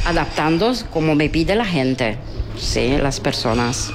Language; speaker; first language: Spanish; non-native, learner; Romanian